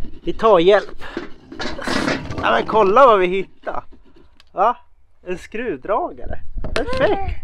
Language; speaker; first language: Swedish; non-native, fluent; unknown